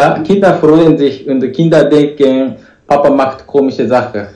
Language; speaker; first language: German; non-native, learner; Japanese